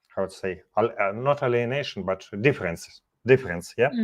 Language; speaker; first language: English; non-native, fluent; Ukrainian